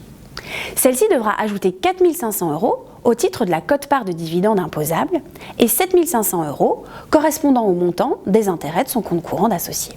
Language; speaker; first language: French; native; French